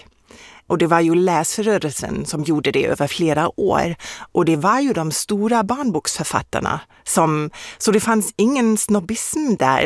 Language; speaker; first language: Swedish; non-native, fluent; German